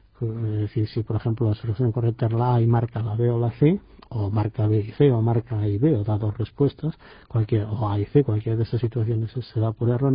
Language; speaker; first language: Spanish; native; Spanish